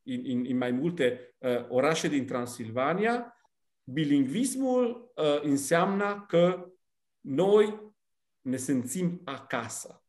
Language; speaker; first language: Romanian; non-native, fluent; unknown